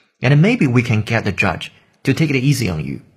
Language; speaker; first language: English; non-native, fluent; Chinese